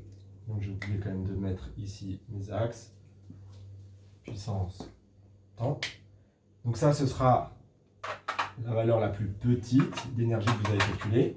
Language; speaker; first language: French; native; French